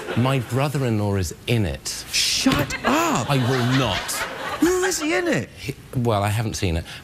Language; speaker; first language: English; native; English